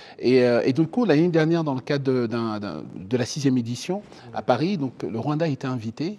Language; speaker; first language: French; early bilingual, other home language; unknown